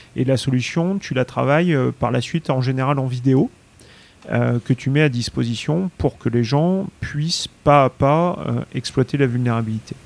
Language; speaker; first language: French; native; French